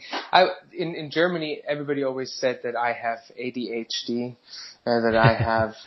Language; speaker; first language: English; non-native, fluent; German